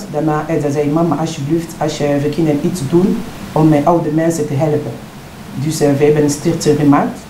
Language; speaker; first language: Dutch; non-native, learner; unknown